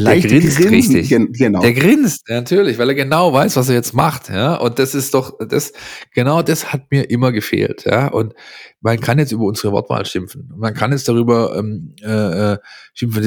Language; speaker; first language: German; native; German